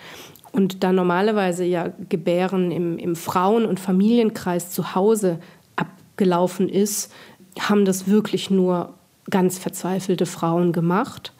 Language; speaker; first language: German; native; German